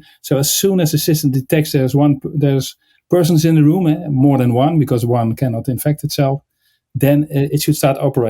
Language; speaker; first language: English; non-native, fluent; Dutch